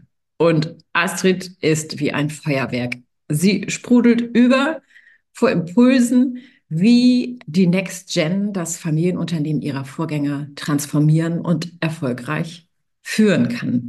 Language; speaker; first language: German; native; German